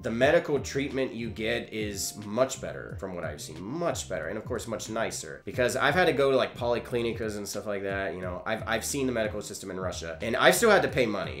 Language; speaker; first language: English; native; English